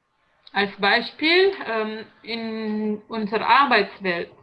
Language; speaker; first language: German; non-native, learner; Indonesian